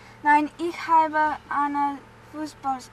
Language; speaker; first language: German; non-native, learner; English